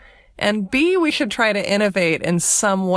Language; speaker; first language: English; native; English